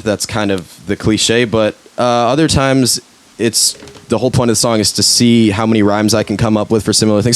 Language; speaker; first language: English; native; English